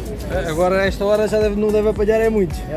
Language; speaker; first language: Italian; non-native, learner; Portuguese